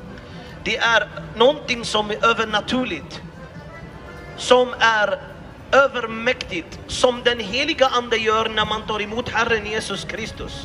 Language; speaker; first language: Swedish; non-native, fluent; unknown